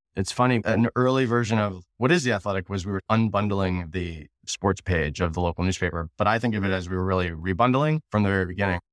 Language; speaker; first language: English; native; English